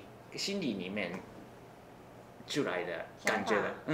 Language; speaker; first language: Chinese; non-native, learner; Japanese